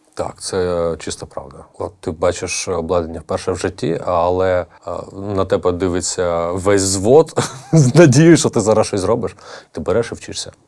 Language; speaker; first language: Ukrainian; native; Ukrainian